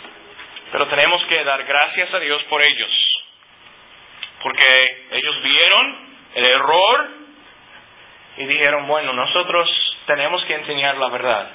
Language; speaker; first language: Spanish; non-native, fluent; English